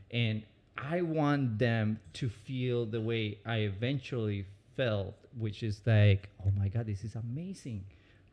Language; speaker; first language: English; non-native, fluent; Spanish